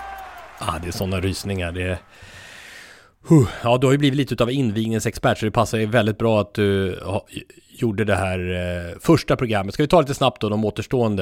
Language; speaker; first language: Swedish; native; Swedish